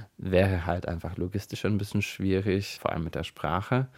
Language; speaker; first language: German; non-native, fluent; Bulgarian